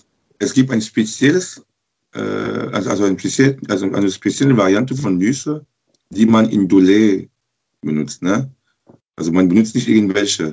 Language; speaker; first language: German; non-native, learner; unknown